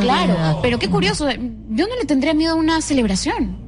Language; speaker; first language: Spanish; native; Spanish